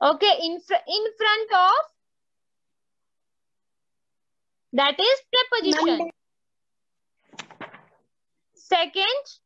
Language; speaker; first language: English; non-native, local second language; Hindi